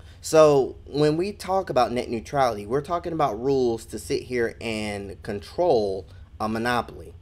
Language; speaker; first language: English; native; English